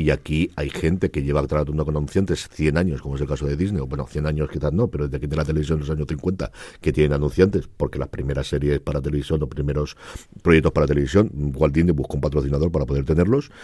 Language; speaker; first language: Spanish; native; Spanish